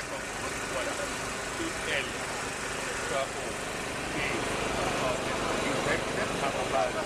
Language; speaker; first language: French; non-native, fluent; Arabic